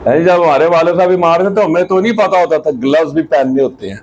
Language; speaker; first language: Urdu; non-native, local second language; Punjabi